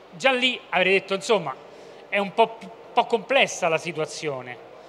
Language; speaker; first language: Italian; native; Italian